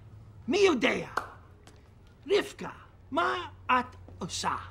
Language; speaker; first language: Hebrew; non-native, learner; English